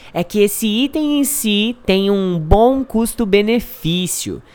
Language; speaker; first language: Portuguese; native; Portuguese